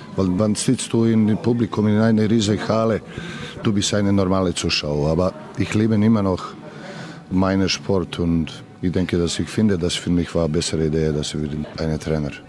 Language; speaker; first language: German; non-native, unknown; Serbian